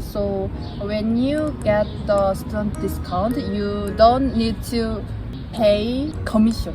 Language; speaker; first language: English; non-native, learner; Korean